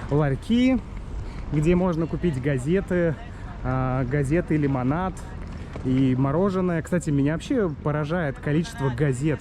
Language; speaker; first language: Russian; native; Russian